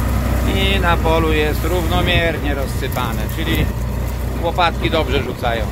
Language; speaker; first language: Polish; native; Polish